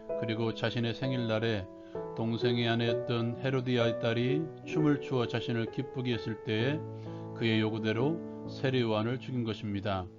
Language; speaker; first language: Korean; native; Korean